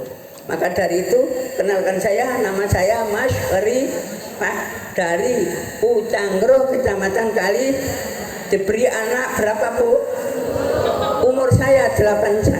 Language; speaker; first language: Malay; non-native, local second language; Javanese